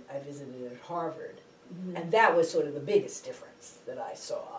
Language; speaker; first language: English; native; English